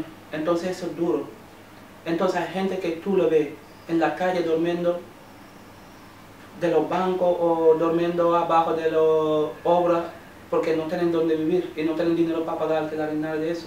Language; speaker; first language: Spanish; non-native, learner; Wolof